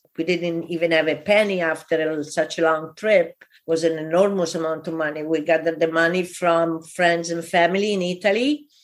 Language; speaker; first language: English; non-native, fluent; Italian